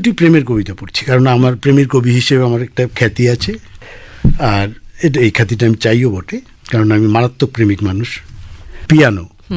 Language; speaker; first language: Bangla; native; Bangla